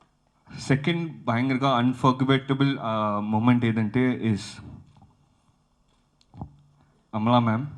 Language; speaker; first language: Telugu; early bilingual, heritage; Telugu